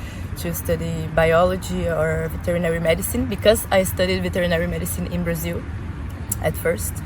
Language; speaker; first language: English; non-native, fluent; Portuguese